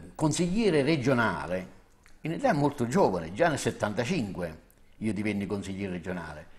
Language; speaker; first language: Italian; native; Italian